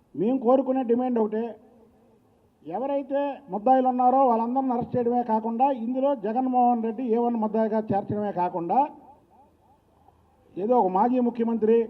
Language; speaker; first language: Telugu; native; Telugu